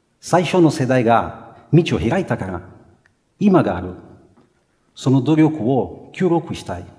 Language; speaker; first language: Japanese; non-native, fluent; Portuguese